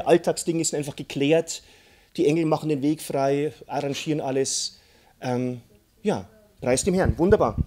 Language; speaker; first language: German; native; German